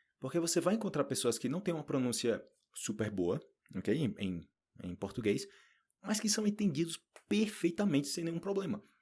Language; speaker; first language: Portuguese; native; Portuguese